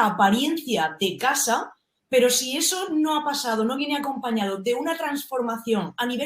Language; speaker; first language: Spanish; native; Spanish